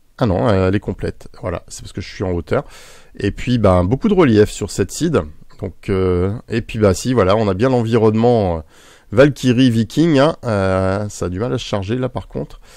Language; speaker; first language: French; native; French